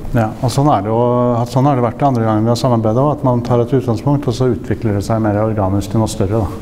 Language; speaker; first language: Norwegian; native; Norwegian